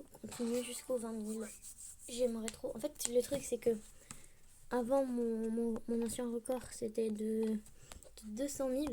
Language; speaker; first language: French; native; French